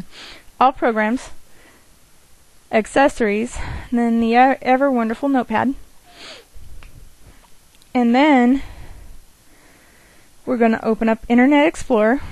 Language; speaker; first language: English; native; English